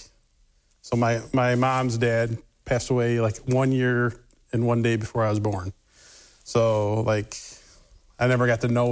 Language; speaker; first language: English; native; English